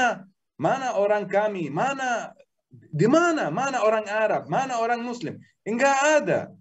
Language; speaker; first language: Indonesian; non-native, learner; Arabic